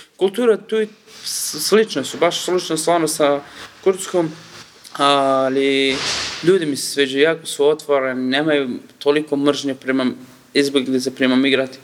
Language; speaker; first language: Serbian; non-native, learner; Kurdish